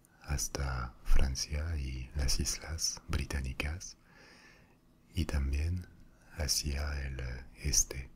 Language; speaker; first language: Spanish; non-native, fluent; French